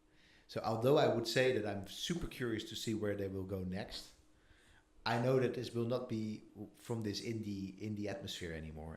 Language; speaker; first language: English; non-native, fluent; Dutch